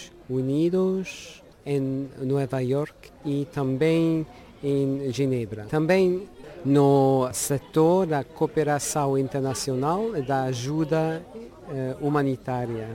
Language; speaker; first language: Portuguese; non-native, learner; Luxembourgish